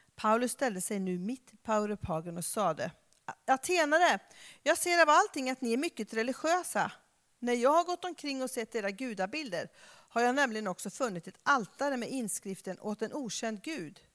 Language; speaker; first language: Swedish; native; Swedish